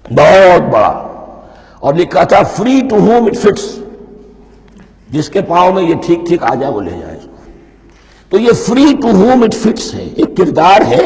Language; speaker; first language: Urdu; native; Urdu